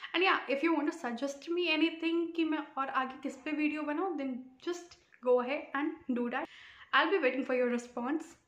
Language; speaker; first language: Hindi; native; Hindi